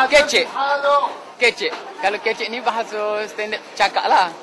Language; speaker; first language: Malay; non-native, fluent; Arabic